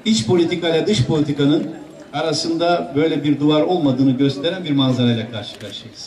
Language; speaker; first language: Turkish; native; Turkish